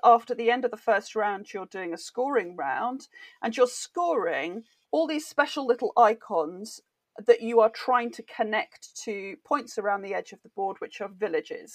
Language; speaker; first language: English; native; English